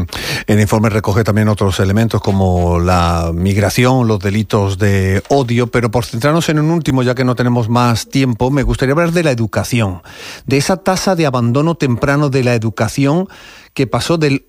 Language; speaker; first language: Spanish; native; Spanish